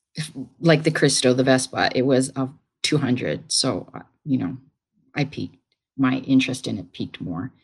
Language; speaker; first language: English; native; English